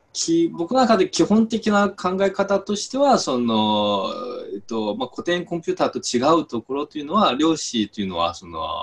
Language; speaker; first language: Japanese; non-native, fluent; Chinese